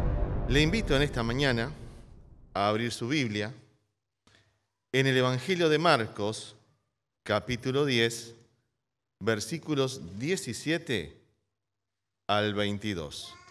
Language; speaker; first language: Spanish; native; Spanish